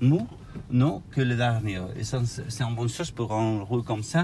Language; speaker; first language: French; non-native, learner; Spanish